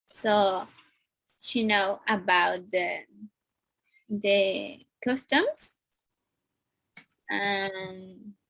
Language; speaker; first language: English; non-native, learner; Spanish